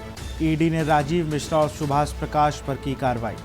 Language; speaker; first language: Hindi; native; Hindi